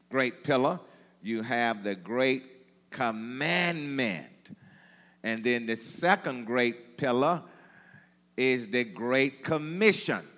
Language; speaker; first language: English; native; English